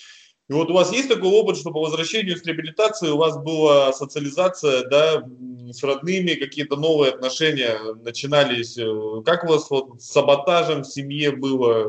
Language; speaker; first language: Russian; native; Russian